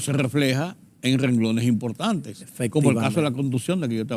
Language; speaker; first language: Spanish; native; Spanish